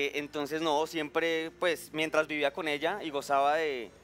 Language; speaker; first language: Spanish; native; Spanish